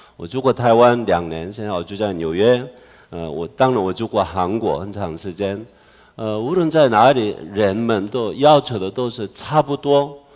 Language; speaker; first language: Chinese; non-native, fluent; Korean